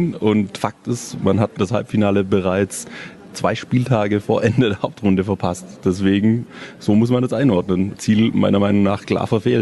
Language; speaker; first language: German; native; German